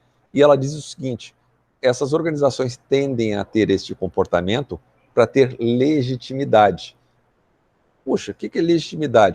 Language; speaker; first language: Portuguese; native; Portuguese